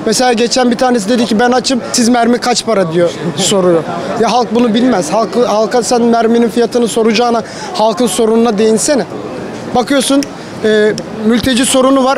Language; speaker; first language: Turkish; native; Turkish